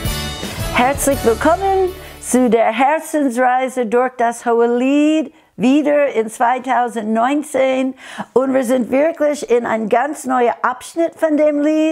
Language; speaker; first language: German; non-native, fluent; English